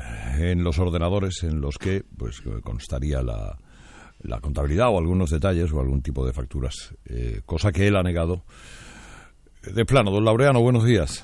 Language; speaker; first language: Spanish; native; Spanish